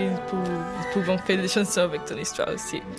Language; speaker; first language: French; non-native, learner; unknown